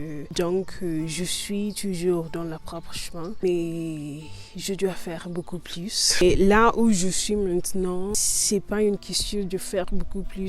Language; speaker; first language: French; non-native, learner; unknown